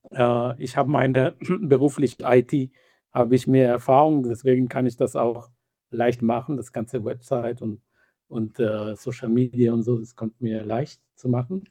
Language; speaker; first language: German; non-native, fluent; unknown